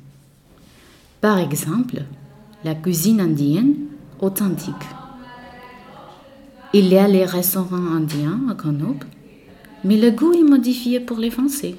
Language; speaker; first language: French; non-native, learner; Marathi